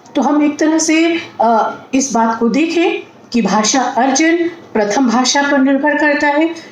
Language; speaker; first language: Hindi; native; Hindi